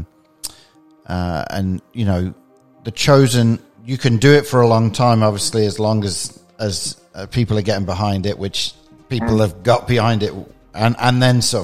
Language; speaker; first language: English; native; English